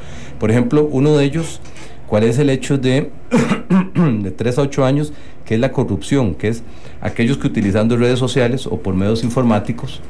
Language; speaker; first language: Spanish; native; Spanish